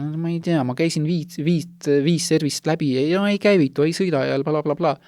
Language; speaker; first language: Estonian; non-native, local second language; Russian